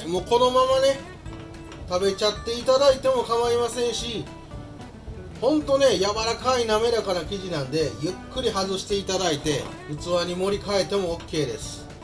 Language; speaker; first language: Japanese; native; Japanese